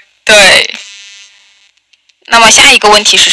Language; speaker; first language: Chinese; native; Chinese